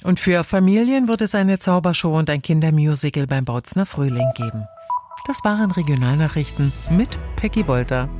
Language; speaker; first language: German; native; German